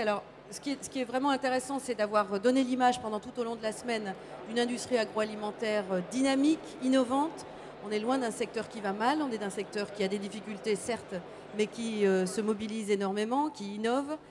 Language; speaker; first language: French; native; French